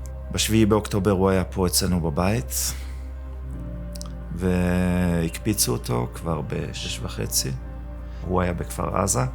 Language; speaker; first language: Hebrew; early bilingual, other home language; German